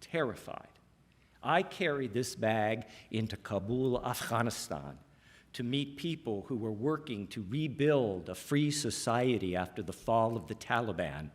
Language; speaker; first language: English; native; English